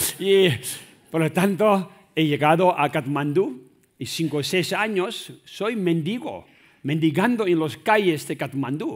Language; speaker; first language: Spanish; non-native, learner; Tibetan